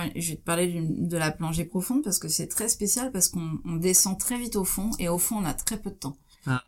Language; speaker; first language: French; native; French